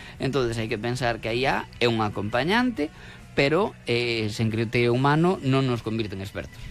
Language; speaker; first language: Galician; non-native, local second language; Spanish